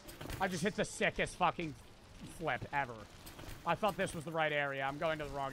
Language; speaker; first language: English; native; English